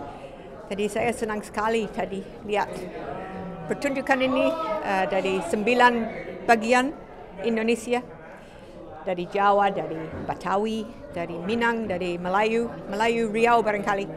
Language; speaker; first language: Indonesian; non-native, fluent; English